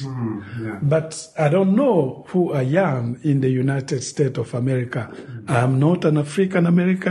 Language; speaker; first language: English; non-native, fluent; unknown